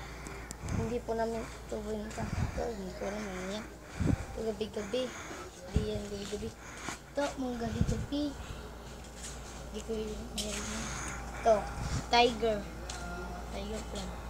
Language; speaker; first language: Filipino; non-native, local second language; Cebuano